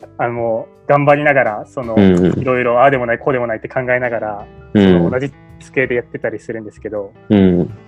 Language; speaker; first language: Japanese; native; Japanese